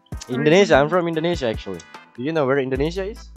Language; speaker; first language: English; non-native, learner; Indonesian